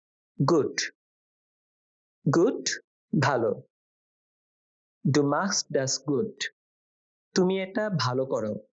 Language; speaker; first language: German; non-native, fluent; Bangla